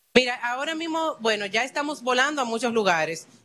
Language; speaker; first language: Spanish; native; Spanish